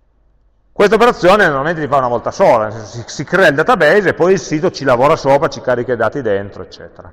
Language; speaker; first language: Italian; native; Italian